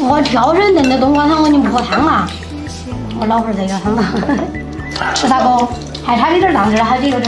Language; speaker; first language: Chinese; native; Chinese